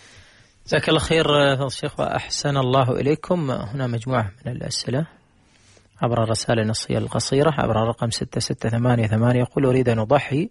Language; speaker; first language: Arabic; native; Arabic